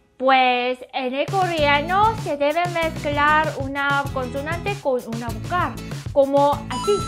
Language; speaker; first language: Spanish; non-native, learner; Korean